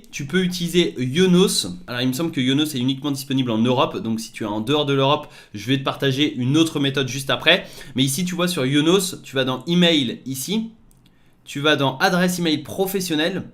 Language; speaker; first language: French; native; French